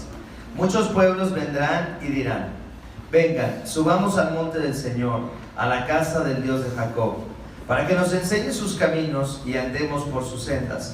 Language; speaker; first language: Spanish; native; Spanish